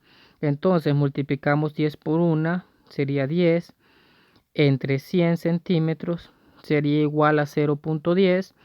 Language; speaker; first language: Spanish; native; Spanish